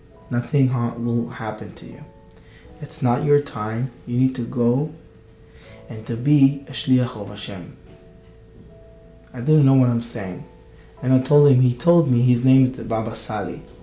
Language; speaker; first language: English; non-native, fluent; Hebrew